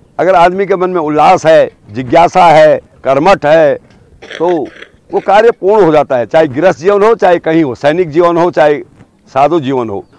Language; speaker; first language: Hindi; non-native, local second language; Garhwali